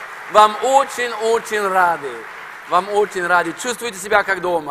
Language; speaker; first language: Russian; non-native, fluent; Norwegian